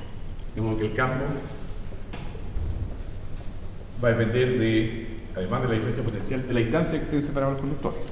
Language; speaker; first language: Spanish; native; Spanish